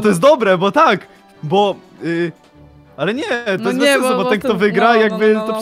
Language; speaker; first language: Polish; native; Polish